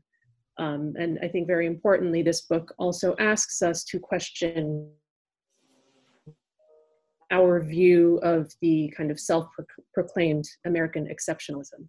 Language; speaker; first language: English; early bilingual, other home language; French